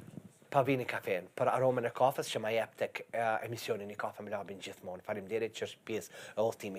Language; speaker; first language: Albanian; native; Albanian